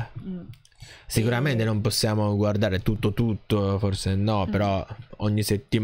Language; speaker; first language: Italian; non-native, learner; Japanese